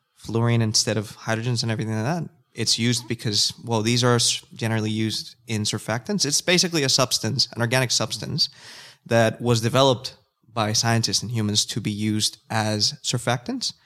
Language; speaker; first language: English; non-native, fluent; Spanish